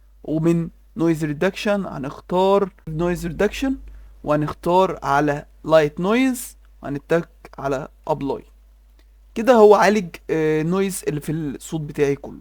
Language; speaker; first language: Arabic; native; Arabic